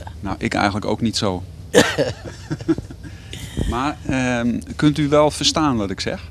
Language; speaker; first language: Dutch; native; Dutch